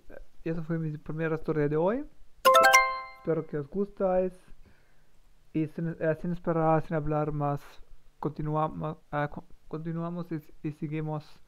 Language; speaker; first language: Spanish; non-native, learner; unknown